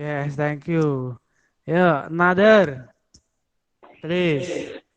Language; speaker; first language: English; non-native, fluent; Indonesian